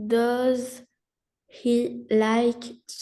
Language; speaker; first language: English; non-native, learner; French